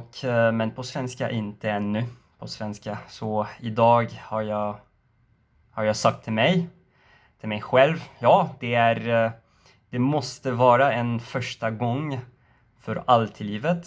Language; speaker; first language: Swedish; non-native, learner; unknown